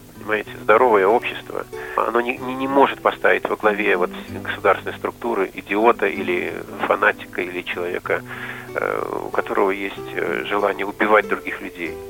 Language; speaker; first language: Russian; native; Russian